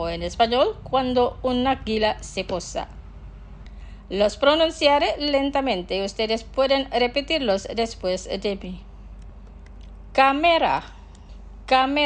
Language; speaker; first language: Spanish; non-native, fluent; Indonesian